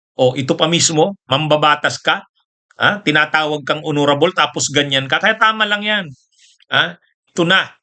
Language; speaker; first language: Filipino; native; Filipino